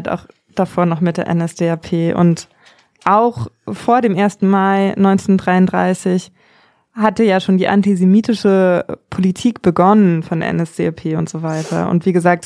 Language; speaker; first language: German; native; German